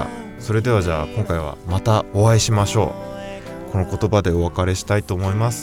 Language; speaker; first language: Japanese; native; Japanese